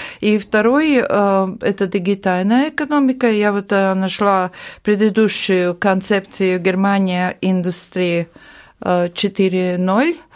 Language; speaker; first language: Russian; non-native, local second language; Latvian